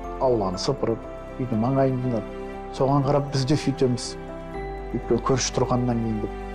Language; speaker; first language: Kazakh; non-native, local second language; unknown